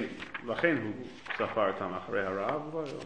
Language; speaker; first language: Hebrew; non-native, fluent; English